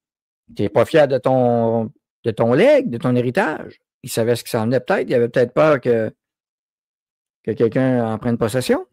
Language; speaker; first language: French; native; French